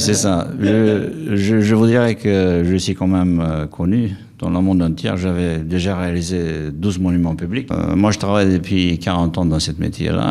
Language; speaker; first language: French; non-native, fluent; Romanian